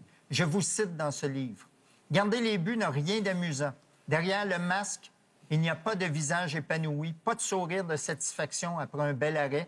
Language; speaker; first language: French; native; French